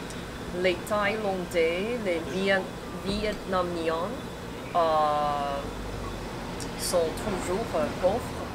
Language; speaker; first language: French; non-native, fluent; Chinese